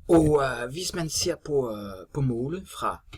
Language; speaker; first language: Danish; non-native, fluent; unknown